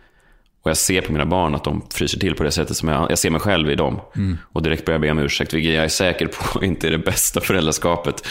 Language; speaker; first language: Swedish; native; Swedish